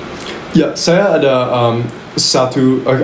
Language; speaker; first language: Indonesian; non-native, local second language; English